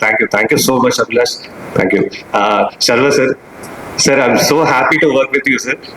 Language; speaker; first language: Telugu; non-native, fluent; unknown